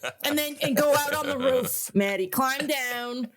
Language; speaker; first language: English; native; English